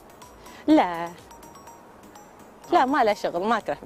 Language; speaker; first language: Arabic; native; Arabic